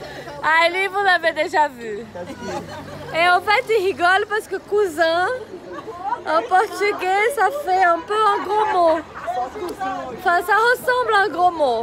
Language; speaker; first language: French; non-native, fluent; Portuguese